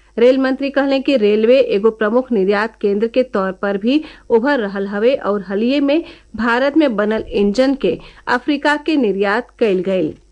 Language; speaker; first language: Bhojpuri; native; Bhojpuri